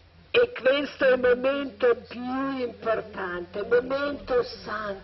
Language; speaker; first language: Italian; non-native, learner; Croatian